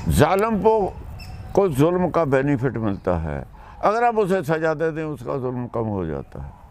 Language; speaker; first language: Hindi; non-native, local second language; Punjabi